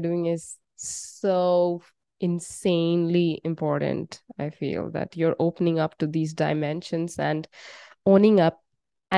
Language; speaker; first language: English; non-native, local second language; Bangla